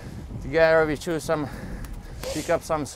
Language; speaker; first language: English; non-native, fluent; Slovak